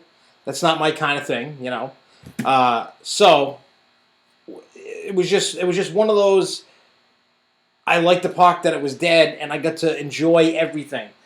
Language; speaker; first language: English; native; English